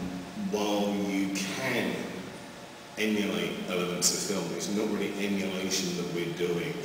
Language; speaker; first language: English; native; English